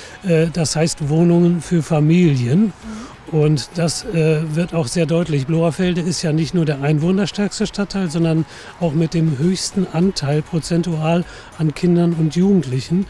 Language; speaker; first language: German; native; German